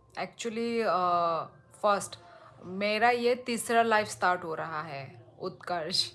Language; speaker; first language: Hindi; non-native, local second language; Kok Borok